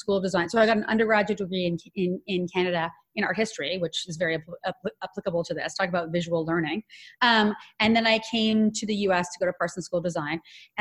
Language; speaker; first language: English; native; English